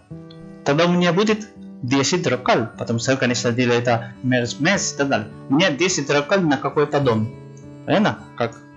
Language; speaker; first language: Russian; non-native, learner; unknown